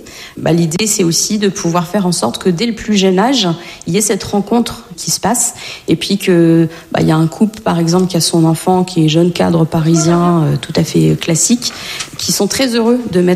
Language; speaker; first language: French; native; French